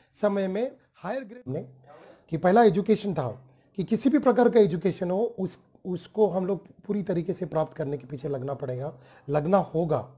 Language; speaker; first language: Hindi; non-native, local second language; Marathi